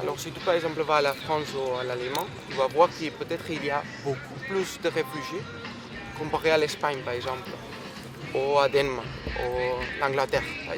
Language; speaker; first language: French; non-native, fluent; Spanish